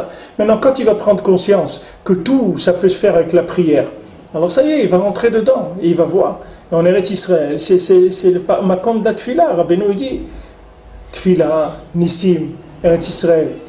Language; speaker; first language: French; native; French